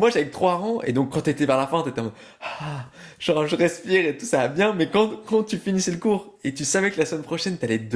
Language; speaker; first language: French; native; French